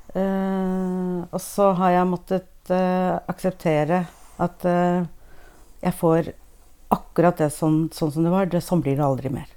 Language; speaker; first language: Norwegian; native; Norwegian